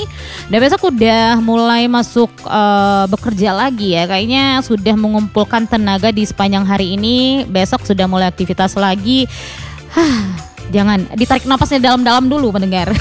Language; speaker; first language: Indonesian; native; Indonesian